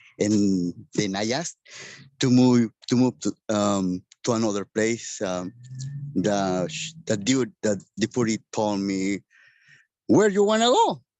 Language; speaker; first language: English; non-native, learner; Spanish